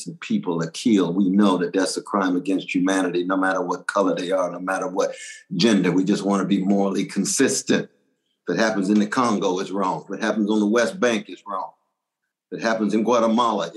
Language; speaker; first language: English; native; English